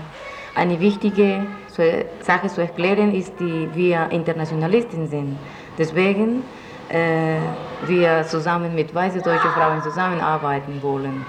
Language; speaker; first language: German; non-native, fluent; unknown